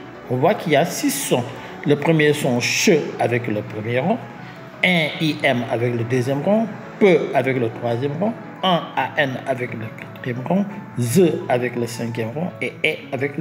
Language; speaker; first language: French; native; French